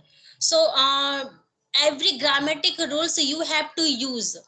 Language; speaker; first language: English; non-native, learner; Hindi